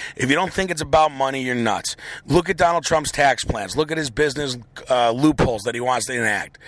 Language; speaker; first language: English; native; English